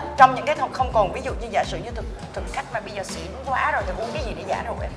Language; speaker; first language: Vietnamese; native; Vietnamese